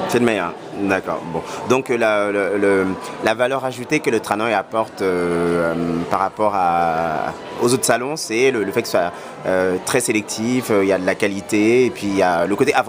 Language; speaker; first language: French; native; French